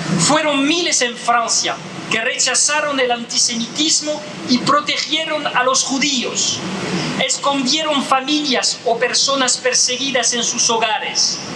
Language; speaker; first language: Spanish; non-native, fluent; French